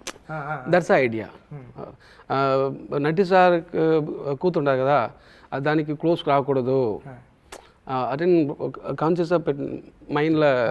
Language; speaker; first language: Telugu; non-native, local second language; Tamil